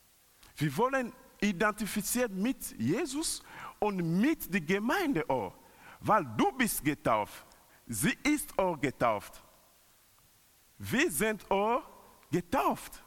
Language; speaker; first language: German; non-native, learner; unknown